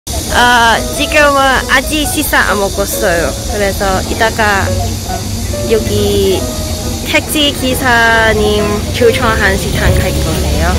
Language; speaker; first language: Korean; non-native, learner; Cantonese